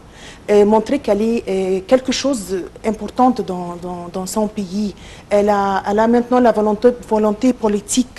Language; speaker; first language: French; non-native, local second language; Arabic